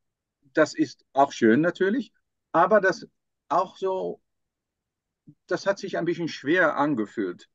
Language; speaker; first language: German; non-native, fluent; Dutch